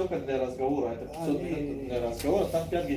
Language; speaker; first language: Russian; non-native, fluent; Tajik